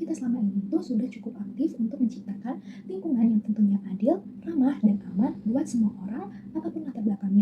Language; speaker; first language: Indonesian; native; Indonesian